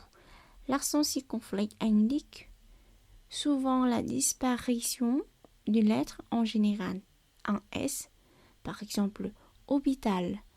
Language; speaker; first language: French; non-native, learner; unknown